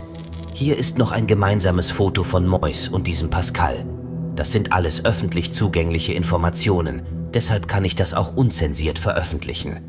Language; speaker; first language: German; native; German